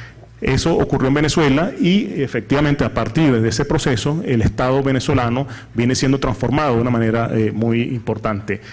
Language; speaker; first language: Spanish; native; Spanish